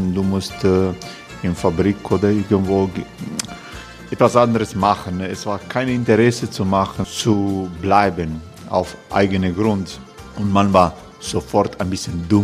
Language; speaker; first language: German; non-native, learner; Croatian